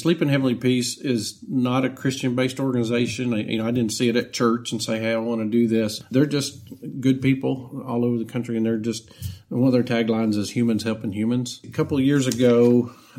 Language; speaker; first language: English; native; English